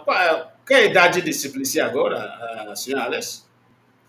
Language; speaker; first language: Portuguese; non-native, learner; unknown